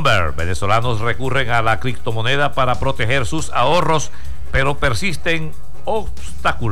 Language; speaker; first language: Spanish; native; Spanish